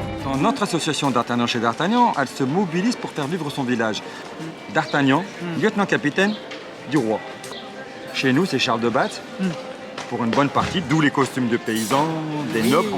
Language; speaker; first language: French; native; French